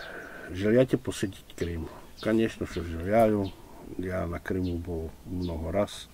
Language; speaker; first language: Russian; non-native, fluent; Czech